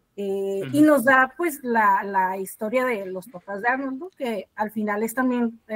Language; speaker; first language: Spanish; native; Spanish